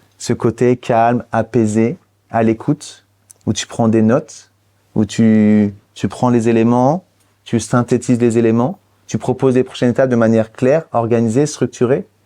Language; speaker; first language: French; native; French